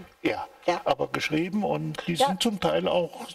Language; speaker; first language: German; native; German